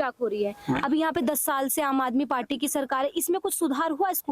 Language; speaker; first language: Hindi; native; Hindi